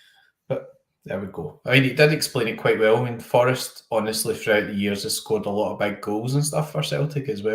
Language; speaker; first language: English; native; English